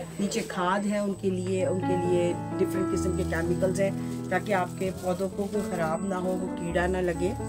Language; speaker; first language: Urdu; native; Urdu